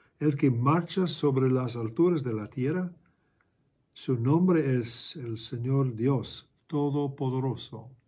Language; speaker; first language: Spanish; non-native, fluent; English